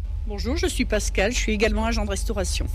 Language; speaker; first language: French; native; French